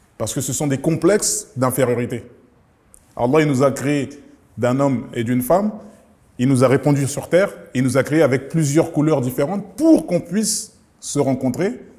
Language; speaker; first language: French; early bilingual, other home language; Lingala